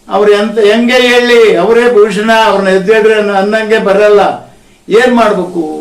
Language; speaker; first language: Kannada; native; Kannada